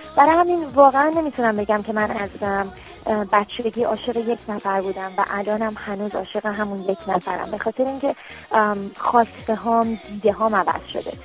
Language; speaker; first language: Persian; early bilingual, heritage; Persian